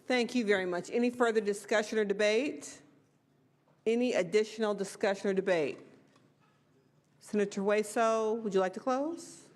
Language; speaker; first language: English; native; English